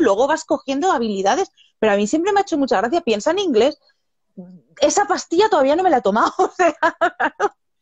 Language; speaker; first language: Spanish; native; Spanish